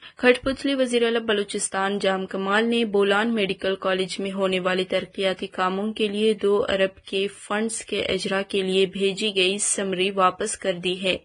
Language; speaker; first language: Urdu; non-native, local second language; Baluchi